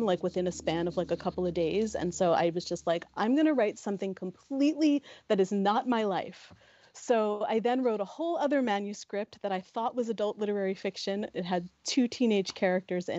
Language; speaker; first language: English; native; English